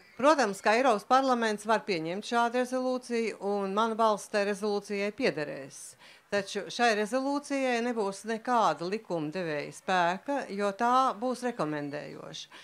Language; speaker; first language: Latvian; native; Latvian